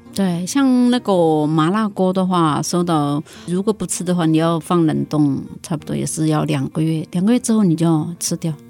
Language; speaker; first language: Chinese; native; Chinese